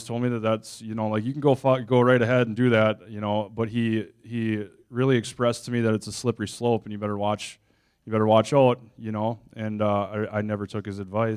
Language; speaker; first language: English; native; English